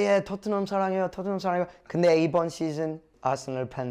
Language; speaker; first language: Korean; non-native, learner; English